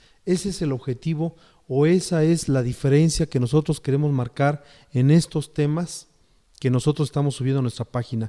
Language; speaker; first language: Spanish; native; Spanish